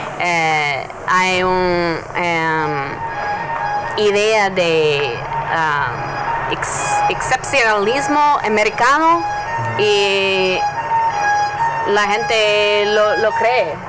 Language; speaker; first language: Spanish; non-native, learner; English